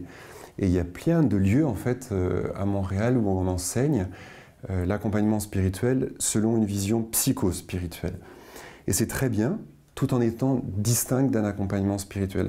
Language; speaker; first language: French; native; French